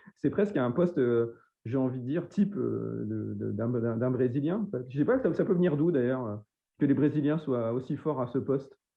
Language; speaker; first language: French; native; French